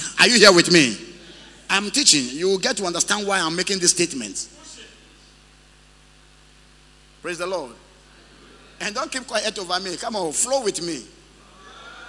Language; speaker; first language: English; non-native, local second language; Ewe